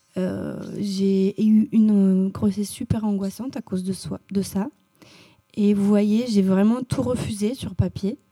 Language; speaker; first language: French; non-native, fluent; Romanian